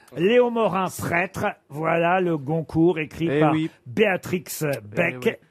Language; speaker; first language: French; native; French